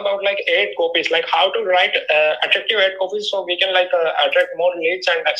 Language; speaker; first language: English; non-native, local second language; Hindi